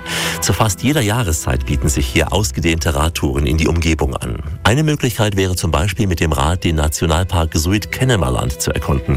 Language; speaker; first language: German; native; German